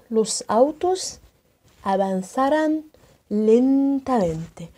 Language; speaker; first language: Spanish; non-native, fluent; Arabic